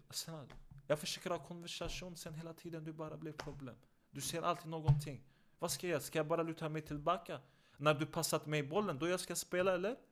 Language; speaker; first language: Swedish; non-native, fluent; Turkish